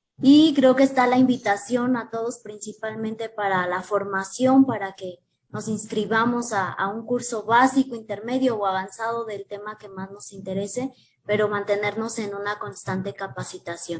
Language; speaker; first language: Spanish; native; Spanish